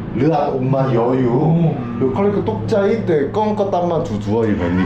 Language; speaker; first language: Thai; non-native, learner; Korean